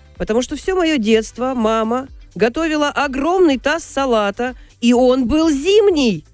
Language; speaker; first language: Russian; native; Russian